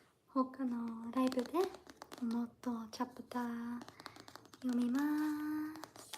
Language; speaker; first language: Japanese; non-native, learner; English